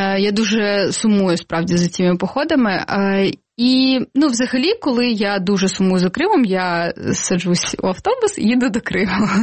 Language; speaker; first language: Ukrainian; non-native, local second language; Crimean Tatar